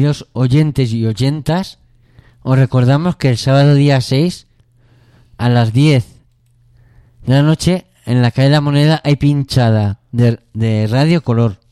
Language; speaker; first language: Spanish; native; Spanish